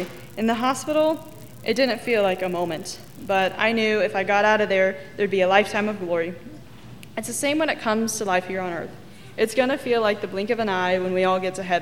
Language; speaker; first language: English; native; English